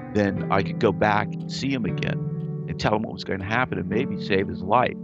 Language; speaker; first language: English; native; English